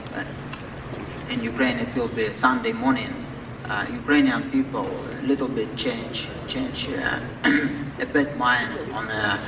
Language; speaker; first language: English; non-native, fluent; Ukrainian